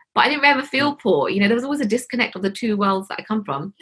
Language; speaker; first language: English; native; English